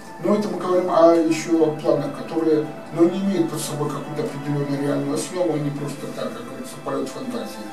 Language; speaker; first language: Russian; native; Russian